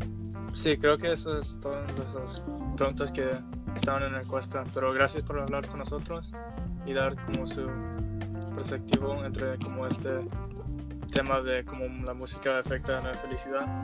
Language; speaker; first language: Spanish; non-native, learner; English